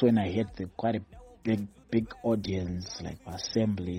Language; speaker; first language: English; non-native, local second language; Shona